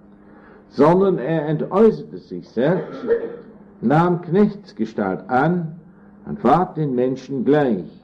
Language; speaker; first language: German; non-native, fluent; English